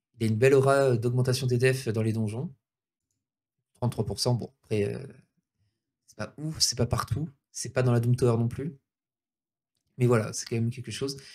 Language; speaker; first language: French; native; French